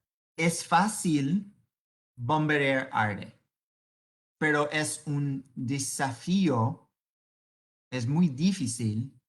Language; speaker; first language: Spanish; non-native, fluent; English